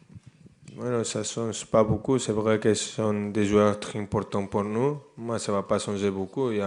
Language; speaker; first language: French; non-native, fluent; Spanish